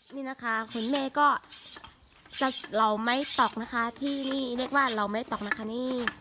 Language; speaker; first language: Thai; non-native, local second language; Khün